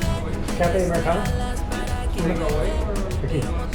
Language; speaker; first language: Spanish; non-native, learner; English